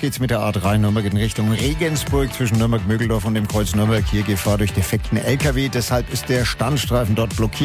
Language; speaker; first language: German; native; German